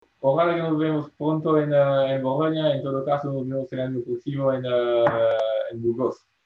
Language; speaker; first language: Spanish; non-native, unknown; French